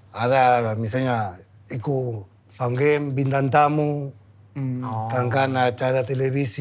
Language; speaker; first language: Indonesian; non-native, fluent; Spanish